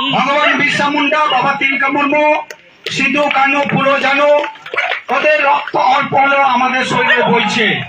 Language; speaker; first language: Bangla; non-native, local second language; Santali